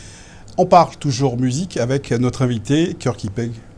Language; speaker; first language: French; native; French